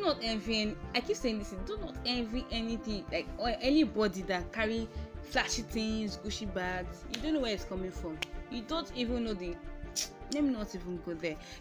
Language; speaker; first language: English; non-native, local second language; Igbo